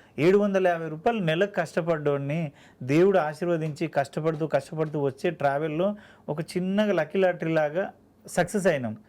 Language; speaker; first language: Telugu; native; Telugu